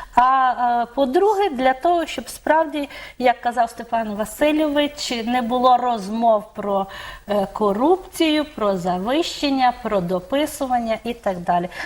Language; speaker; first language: Ukrainian; native; Ukrainian